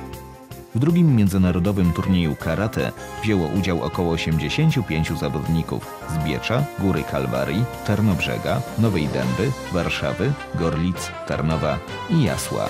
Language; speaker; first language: Polish; native; Polish